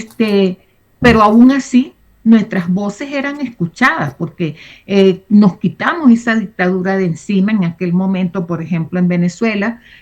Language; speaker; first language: Spanish; native; Spanish